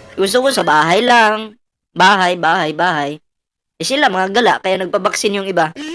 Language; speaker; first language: Filipino; non-native, local second language; Cebuano